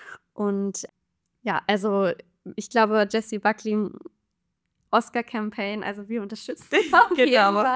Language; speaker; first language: German; native; German